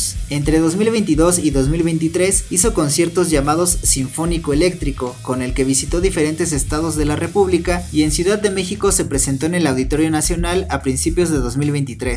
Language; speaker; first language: Spanish; native; Spanish